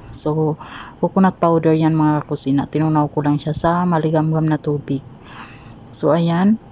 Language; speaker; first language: Filipino; non-native, local second language; Cebuano